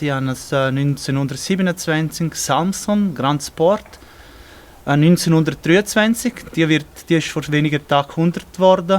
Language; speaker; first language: German; non-native, local second language; Italian